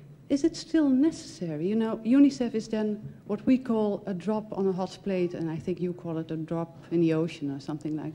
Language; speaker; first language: English; non-native, fluent; Dutch